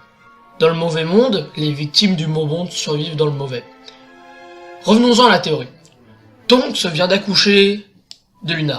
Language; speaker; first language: French; native; French